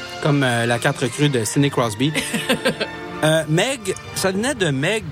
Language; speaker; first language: French; native; French